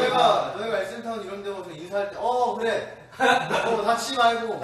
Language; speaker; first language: Korean; native; Korean